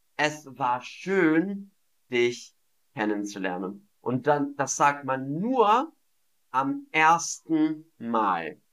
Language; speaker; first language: German; non-native, fluent; English